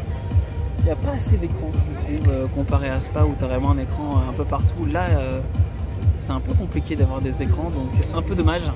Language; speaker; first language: French; native; French